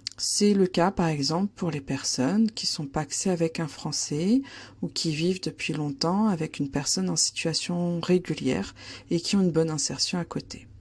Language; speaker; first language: French; native; French